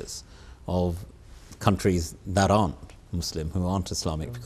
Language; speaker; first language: English; native; English